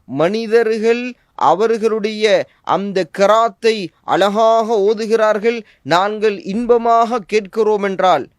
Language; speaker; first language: Tamil; native; Tamil